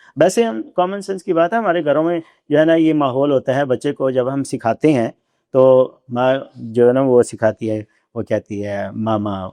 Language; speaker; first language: Urdu; non-native, local second language; Punjabi